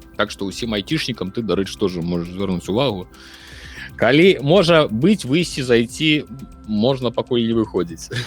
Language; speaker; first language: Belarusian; non-native, local second language; Russian